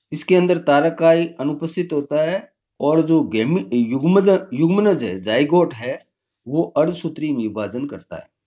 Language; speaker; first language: Hindi; native; Hindi